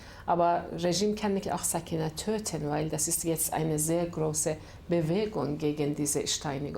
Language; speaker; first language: German; non-native, fluent; Persian